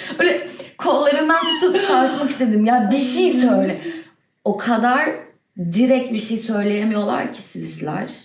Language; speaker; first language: Turkish; native; Turkish